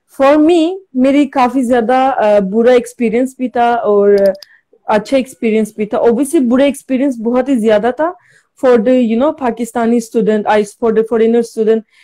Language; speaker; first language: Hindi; non-native, learner; Turkish